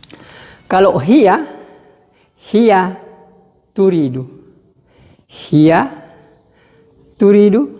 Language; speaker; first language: Arabic; non-native, fluent; Indonesian